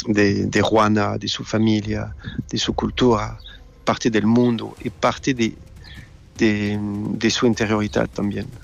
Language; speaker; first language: Spanish; non-native, learner; French